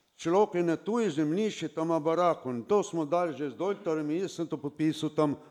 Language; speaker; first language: Slovenian; non-native, local second language; Romany